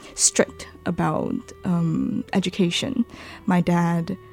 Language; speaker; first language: English; non-native, local second language; Chinese